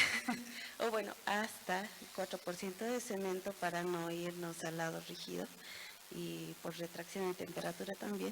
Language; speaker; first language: Spanish; native; Spanish